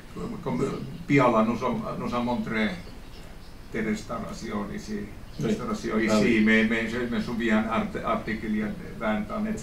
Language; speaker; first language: French; non-native, fluent; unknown